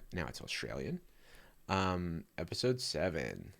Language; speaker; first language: English; native; English